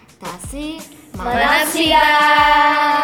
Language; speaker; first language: Korean; non-native, learner; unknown